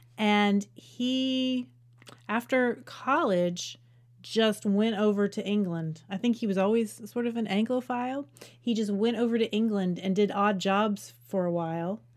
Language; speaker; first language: English; native; English